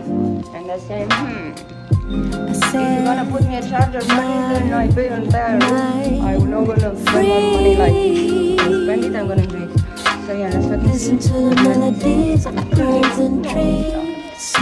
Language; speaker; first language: English; non-native, fluent; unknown